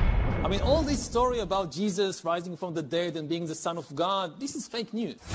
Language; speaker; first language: English; non-native, fluent; Hebrew